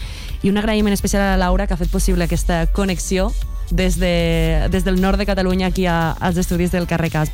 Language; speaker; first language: Catalan; native; Catalan